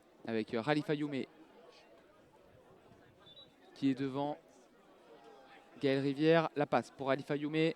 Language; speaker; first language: French; native; French